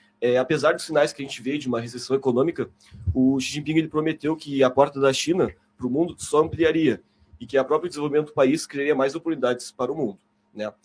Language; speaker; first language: Portuguese; native; Portuguese